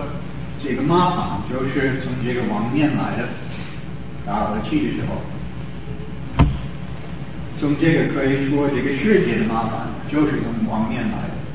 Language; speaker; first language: Chinese; non-native, fluent; English